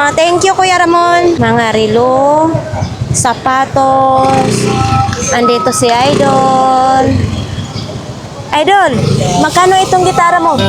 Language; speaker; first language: Filipino; non-native, local second language; Cebuano